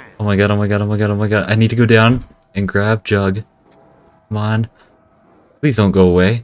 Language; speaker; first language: English; native; English